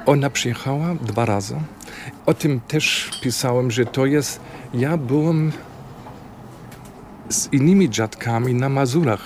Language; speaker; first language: Polish; non-native, fluent; German